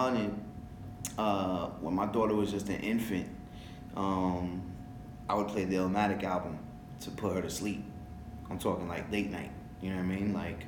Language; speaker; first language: English; early bilingual, other home language; French